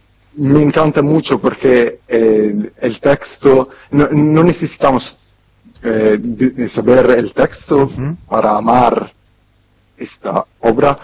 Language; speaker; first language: Spanish; non-native, fluent; Italian